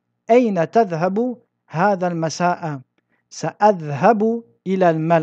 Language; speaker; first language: Arabic; non-native, fluent; French